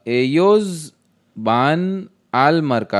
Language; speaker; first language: Spanish; non-native, learner; Hindi